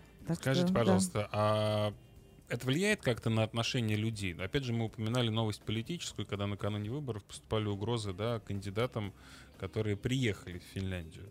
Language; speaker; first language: Russian; native; Russian